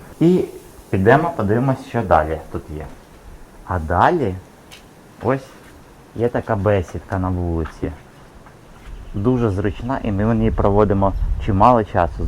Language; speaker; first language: Ukrainian; native; Ukrainian